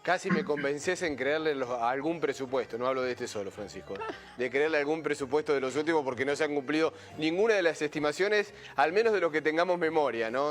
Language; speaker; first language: Spanish; native; Spanish